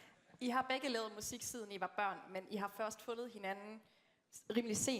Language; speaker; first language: Danish; native; Danish